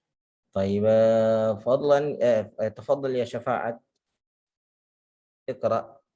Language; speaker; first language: Arabic; non-native, fluent; Indonesian